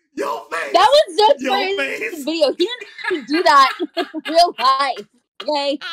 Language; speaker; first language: English; native; English